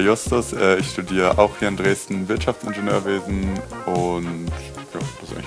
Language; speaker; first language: German; native; German